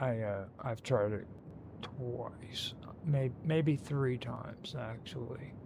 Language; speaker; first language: English; native; English